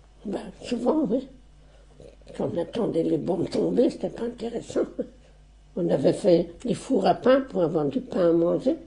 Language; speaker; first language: French; non-native, local second language; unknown